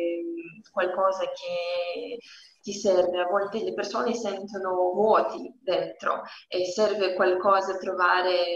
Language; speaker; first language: Italian; non-native, learner; Russian